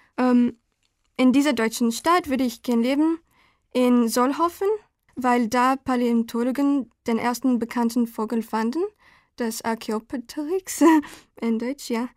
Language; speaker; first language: German; non-native, learner; Spanish